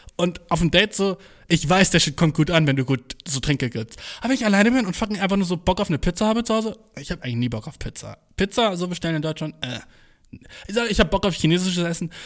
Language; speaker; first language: German; early bilingual, other home language; Turkish